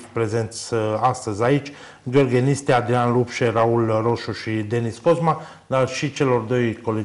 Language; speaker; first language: Romanian; native; Romanian